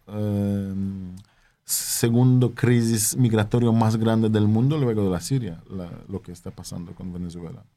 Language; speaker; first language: Spanish; non-native, fluent; Polish